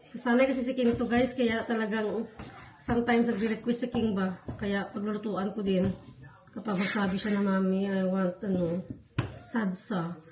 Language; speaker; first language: Filipino; non-native, local second language; Hiligaynon